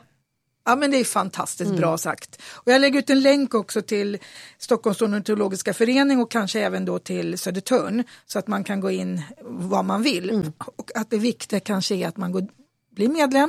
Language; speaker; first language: Swedish; native; Swedish